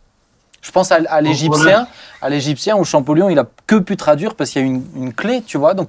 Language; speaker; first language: French; native; French